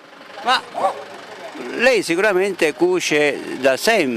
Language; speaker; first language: Italian; native; Italian